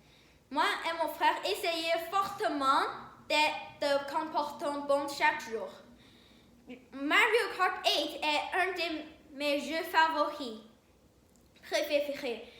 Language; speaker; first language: French; non-native, learner; Chinese